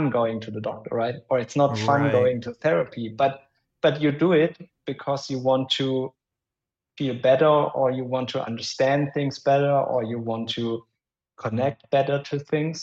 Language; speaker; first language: English; non-native, fluent; German